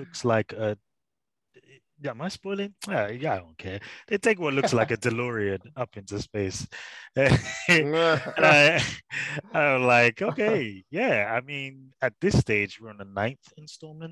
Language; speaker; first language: English; native; English